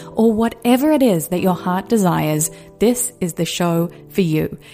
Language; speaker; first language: English; native; English